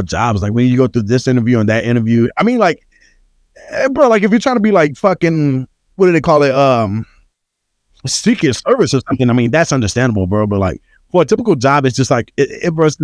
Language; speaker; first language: English; native; English